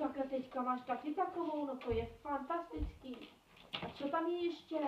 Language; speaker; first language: Czech; native; Czech